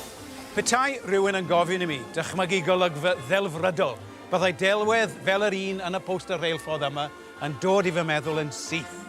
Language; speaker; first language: Welsh; native; Welsh